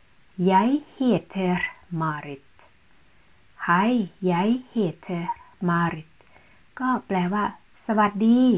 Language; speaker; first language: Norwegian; non-native, fluent; Thai